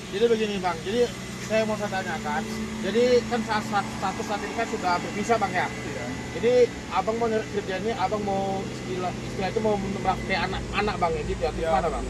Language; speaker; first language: Indonesian; native; Indonesian